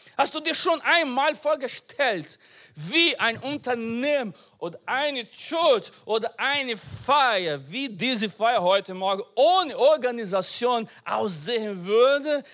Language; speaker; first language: German; non-native, learner; Portuguese